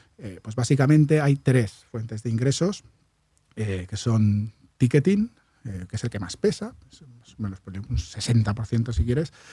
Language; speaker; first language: Spanish; native; Spanish